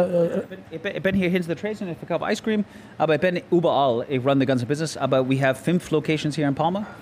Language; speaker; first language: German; non-native, learner; English